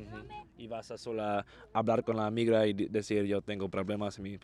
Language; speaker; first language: Spanish; non-native, learner; English